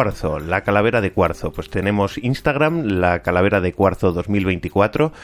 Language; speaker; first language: Spanish; native; Spanish